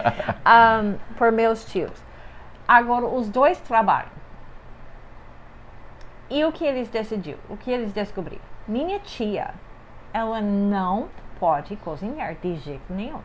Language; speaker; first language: Portuguese; non-native, fluent; English